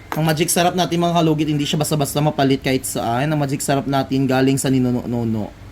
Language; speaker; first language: Filipino; non-native, local second language; Cebuano